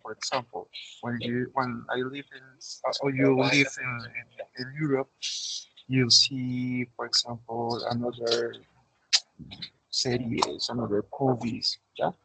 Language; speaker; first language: English; non-native, learner; Spanish